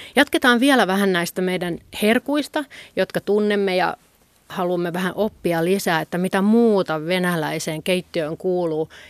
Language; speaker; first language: Finnish; native; Finnish